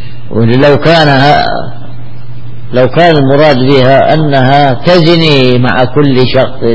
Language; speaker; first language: Arabic; native; Arabic